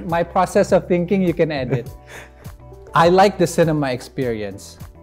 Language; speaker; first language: English; early bilingual, other home language; Indonesian